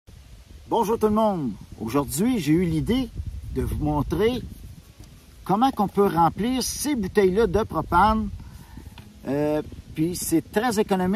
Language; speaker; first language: French; native; French